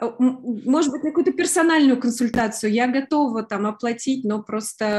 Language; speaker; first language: Russian; native; Russian